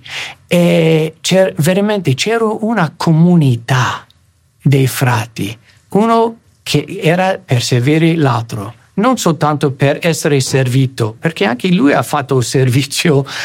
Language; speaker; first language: Italian; non-native, fluent; English